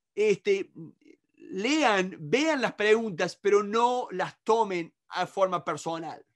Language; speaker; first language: Spanish; native; Spanish